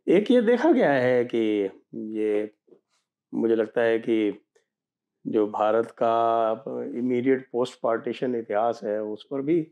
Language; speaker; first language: Hindi; native; Hindi